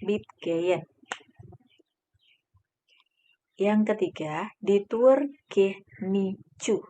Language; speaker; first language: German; non-native, fluent; Indonesian